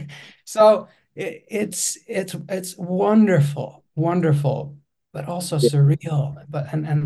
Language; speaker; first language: English; non-native, fluent; Greek